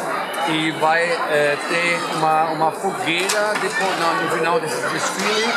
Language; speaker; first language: Portuguese; non-native, fluent; German